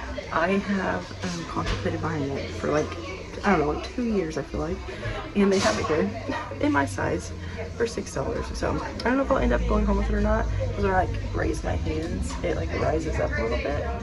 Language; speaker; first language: English; native; English